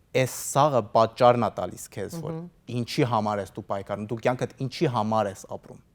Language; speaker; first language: Armenian; early bilingual, heritage; Armenian